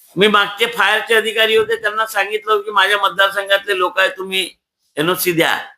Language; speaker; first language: Marathi; native; Marathi